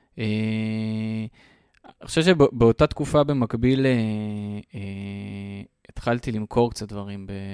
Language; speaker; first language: Hebrew; native; Hebrew